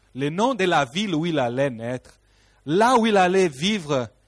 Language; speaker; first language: French; non-native, fluent; Portuguese